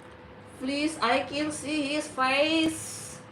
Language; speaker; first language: English; non-native, learner; Indonesian